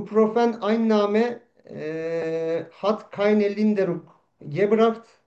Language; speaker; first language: German; non-native, fluent; Turkish